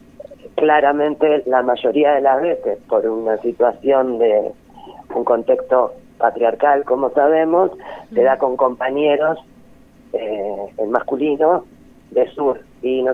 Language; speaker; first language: Spanish; native; Spanish